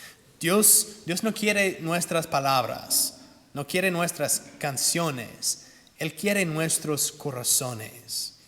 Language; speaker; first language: Spanish; non-native, fluent; English